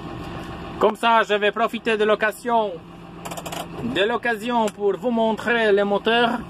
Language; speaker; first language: French; non-native, fluent; Polish